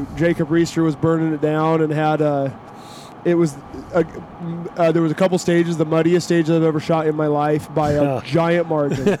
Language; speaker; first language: English; native; English